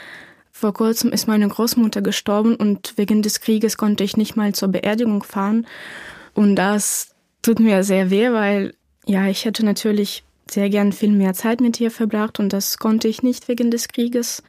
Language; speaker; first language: German; non-native, fluent; Ukrainian